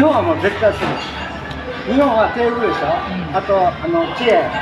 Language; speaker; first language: Japanese; non-native, learner; Filipino